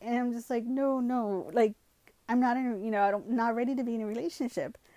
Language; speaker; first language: English; early bilingual, other home language; Spanish